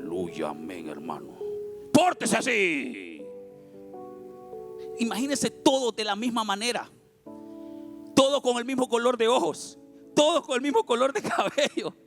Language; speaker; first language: Spanish; native; Spanish